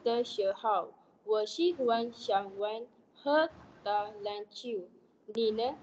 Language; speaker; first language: Chinese; non-native, learner; Malay